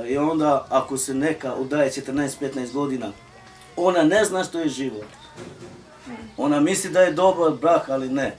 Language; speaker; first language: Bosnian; non-native, local second language; Romany